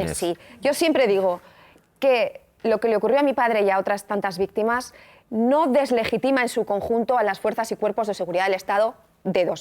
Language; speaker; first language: Spanish; native; Spanish